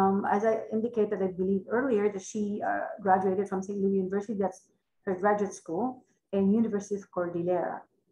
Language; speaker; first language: English; non-native, local second language; Filipino